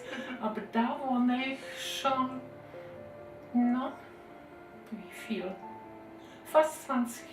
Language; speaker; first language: German; non-native, fluent; Czech